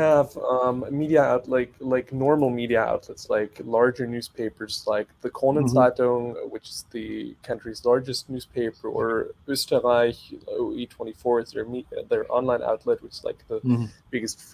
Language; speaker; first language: English; non-native, fluent; German